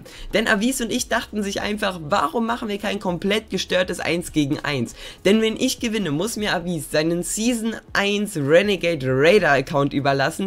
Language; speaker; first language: German; native; German